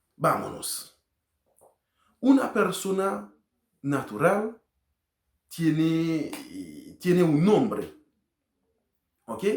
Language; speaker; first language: Spanish; non-native, learner; Haitian Creole